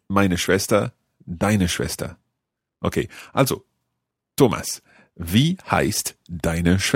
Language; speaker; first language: German; non-native, learner; English